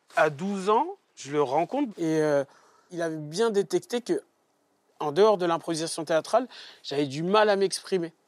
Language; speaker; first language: French; native; French